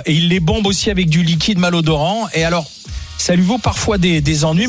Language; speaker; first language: French; native; French